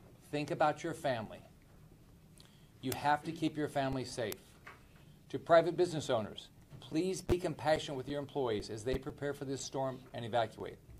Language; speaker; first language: English; native; English